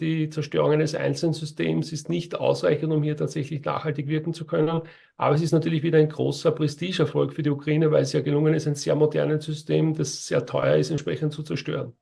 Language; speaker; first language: German; native; German